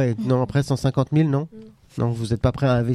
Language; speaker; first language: French; native; French